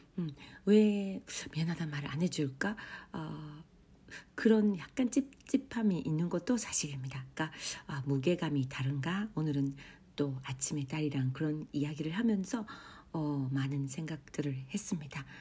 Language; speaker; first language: Korean; non-native, fluent; Japanese